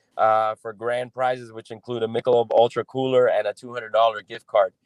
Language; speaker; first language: English; native; English